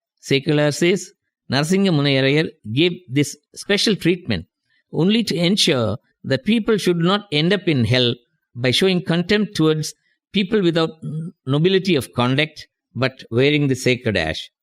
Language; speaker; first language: English; non-native, local second language; Tamil